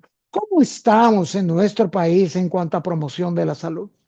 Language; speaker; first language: Spanish; native; Spanish